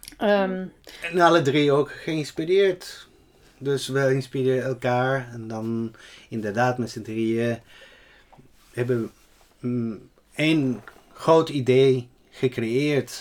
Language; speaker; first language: Dutch; non-native, fluent; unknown